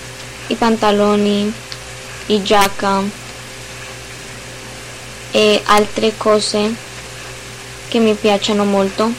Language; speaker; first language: Italian; non-native, learner; English